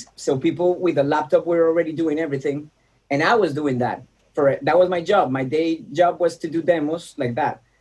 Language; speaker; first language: English; non-native, fluent; Spanish